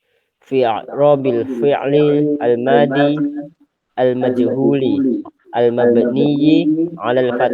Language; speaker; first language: Arabic; non-native, learner; Indonesian